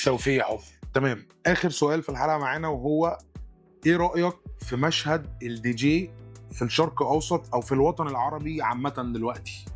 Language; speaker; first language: Arabic; native; Arabic